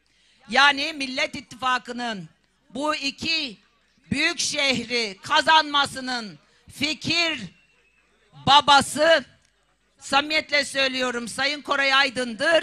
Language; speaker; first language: Turkish; native; Turkish